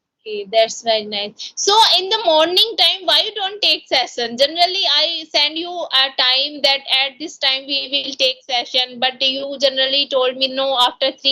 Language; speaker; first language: English; non-native, local second language; Hindi